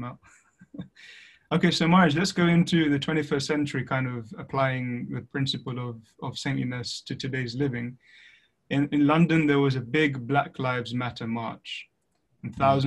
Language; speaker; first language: English; native; English